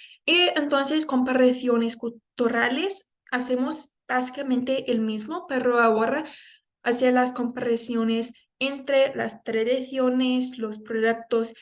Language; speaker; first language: Spanish; non-native, fluent; English